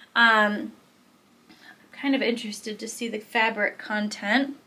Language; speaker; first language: English; native; English